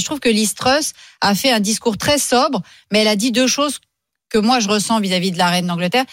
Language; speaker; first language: French; native; French